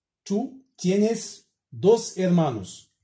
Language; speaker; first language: Spanish; non-native, learner; Arabic